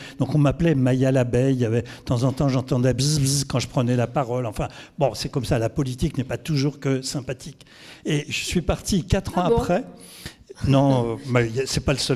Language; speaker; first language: French; native; French